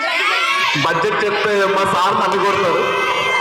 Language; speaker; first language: Telugu; native; Telugu